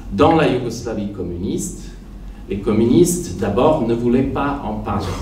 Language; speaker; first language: French; non-native, fluent; Serbian